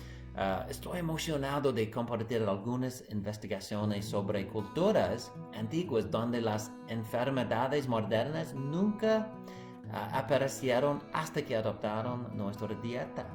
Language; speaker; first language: Spanish; non-native, fluent; English